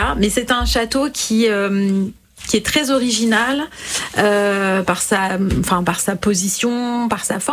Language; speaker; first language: French; native; French